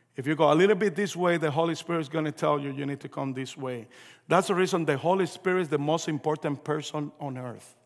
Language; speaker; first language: English; early bilingual, other home language; Spanish